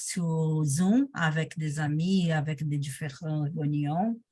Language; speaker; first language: French; non-native, learner; Portuguese